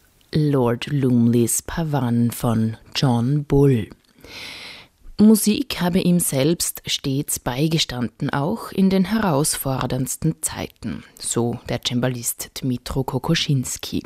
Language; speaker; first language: German; native; German